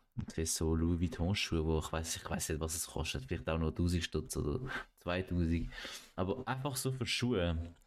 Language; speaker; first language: German; early bilingual, other home language; Kurdish